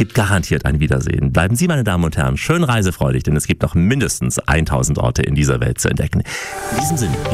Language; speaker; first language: German; native; German